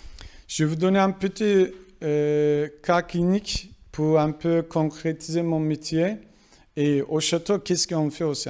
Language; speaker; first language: French; non-native, fluent; Kurdish